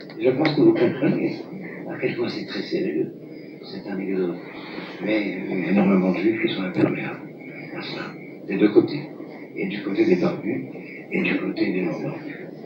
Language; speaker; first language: French; non-native, local second language; Arabic